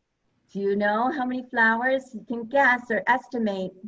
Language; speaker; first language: English; native; English